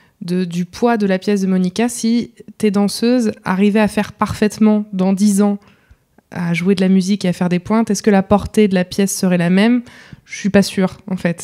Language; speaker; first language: French; native; French